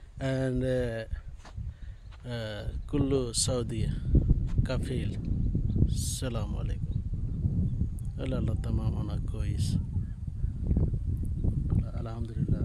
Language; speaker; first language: Arabic; non-native, learner; Hindi